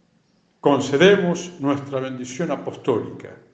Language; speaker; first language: Spanish; native; Spanish